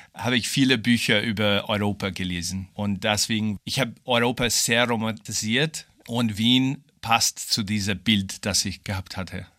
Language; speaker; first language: German; non-native, fluent; English